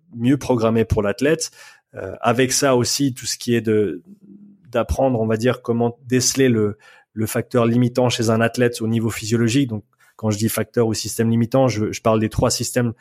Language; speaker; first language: French; native; French